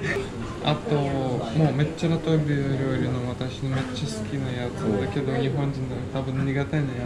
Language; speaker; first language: Japanese; non-native, fluent; Latvian